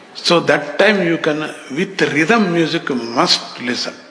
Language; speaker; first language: English; non-native, local second language; Telugu